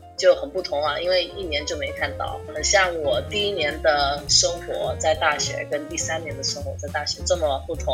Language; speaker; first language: Chinese; non-native, fluent; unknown